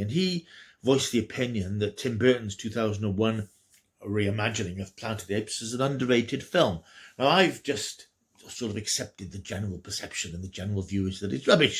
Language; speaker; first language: English; native; English